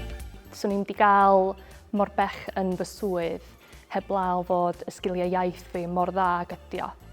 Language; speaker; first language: Welsh; native; Welsh